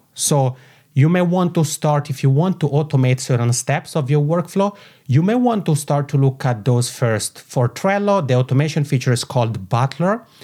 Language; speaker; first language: English; non-native, fluent; Italian